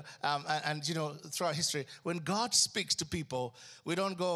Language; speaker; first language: English; non-native, local second language; Ganda